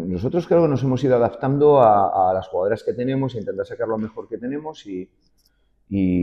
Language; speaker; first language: Spanish; native; Spanish